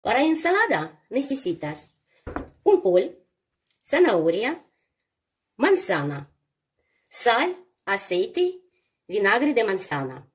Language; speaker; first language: Spanish; non-native, learner; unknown